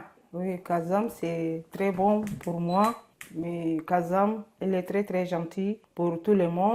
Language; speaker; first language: French; non-native, learner; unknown